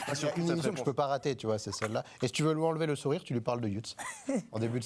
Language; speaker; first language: French; native; French